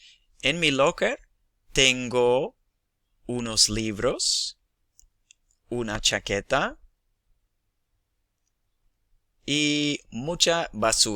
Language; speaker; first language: Spanish; non-native, fluent; English